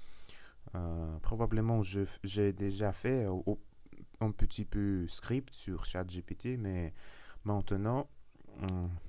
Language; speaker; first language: French; non-native, learner; Russian